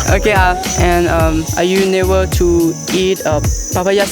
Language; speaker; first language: English; non-native, learner; Lao